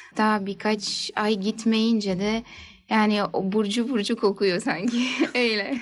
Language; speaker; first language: Turkish; early bilingual, heritage; Turkish